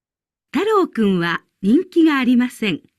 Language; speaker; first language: Japanese; non-native, learner; Indonesian